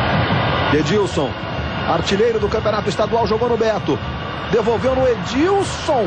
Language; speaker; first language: Portuguese; native; Portuguese